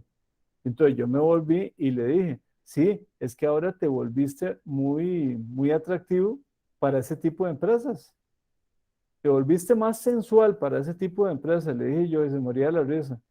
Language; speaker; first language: Spanish; native; Spanish